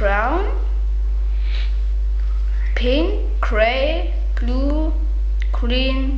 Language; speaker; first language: English; non-native, learner; German